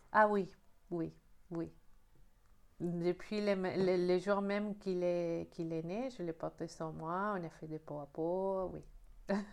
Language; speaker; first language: French; non-native, fluent; Spanish